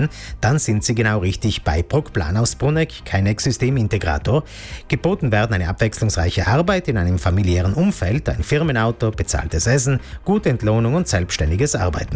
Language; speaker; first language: German; native; German